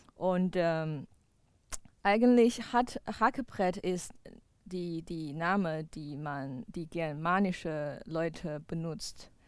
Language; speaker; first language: German; non-native, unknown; Chinese